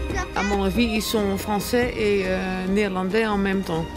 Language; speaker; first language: French; non-native, learner; Dutch